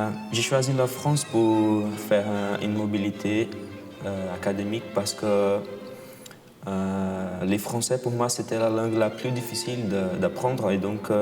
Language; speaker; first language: French; non-native, fluent; Portuguese